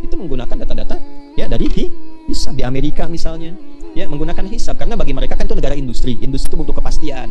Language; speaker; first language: Indonesian; native; Indonesian